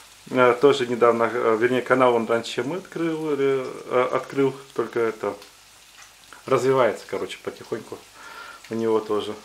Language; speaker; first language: Russian; native; Russian